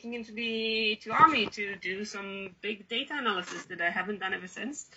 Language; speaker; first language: English; non-native, fluent; Hebrew